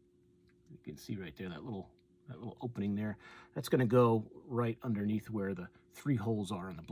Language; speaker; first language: English; native; English